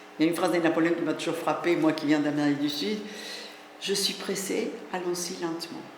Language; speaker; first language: French; non-native, fluent; Spanish